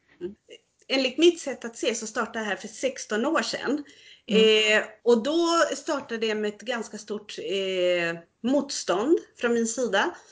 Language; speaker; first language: Swedish; early bilingual, other home language; Spanish